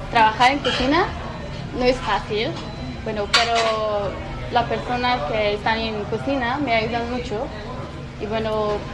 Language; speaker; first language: Spanish; non-native, learner; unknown